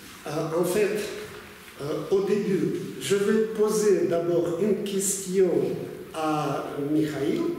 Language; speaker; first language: French; non-native, fluent; Russian